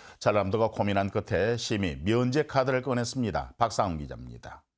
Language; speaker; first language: Korean; native; Korean